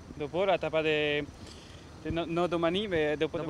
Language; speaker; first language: Italian; non-native, learner; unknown